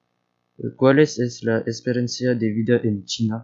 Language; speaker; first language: Spanish; non-native, learner; French